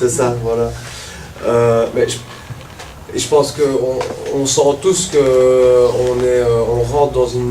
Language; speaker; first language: French; native; French